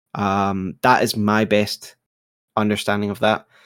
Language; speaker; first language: English; native; English